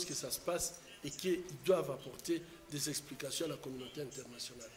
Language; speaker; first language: French; non-native, local second language; Swahili